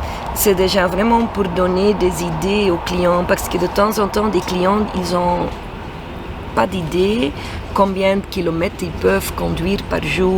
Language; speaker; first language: French; non-native, fluent; Swedish